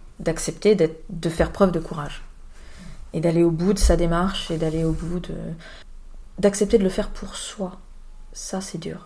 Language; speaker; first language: French; native; French